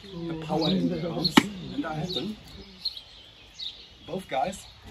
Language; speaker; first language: English; non-native, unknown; German